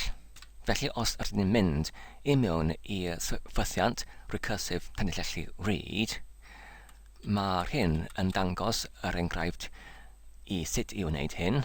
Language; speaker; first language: Welsh; non-native, learner; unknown